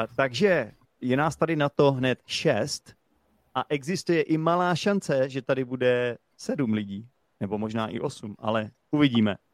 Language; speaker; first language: Czech; native; Czech